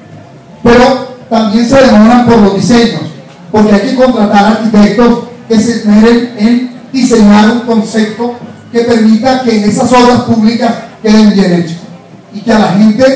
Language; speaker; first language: Spanish; native; Spanish